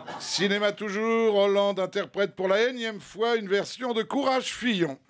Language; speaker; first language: French; native; French